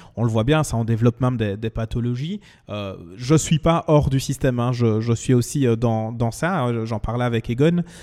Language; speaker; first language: French; native; French